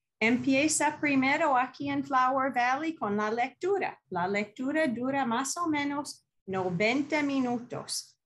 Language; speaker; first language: Spanish; non-native, fluent; English